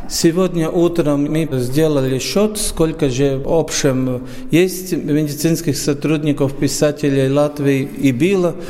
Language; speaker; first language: Russian; non-native, local second language; Latvian